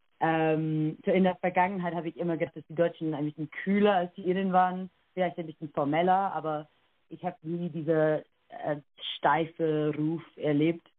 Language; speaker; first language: German; early bilingual, heritage; English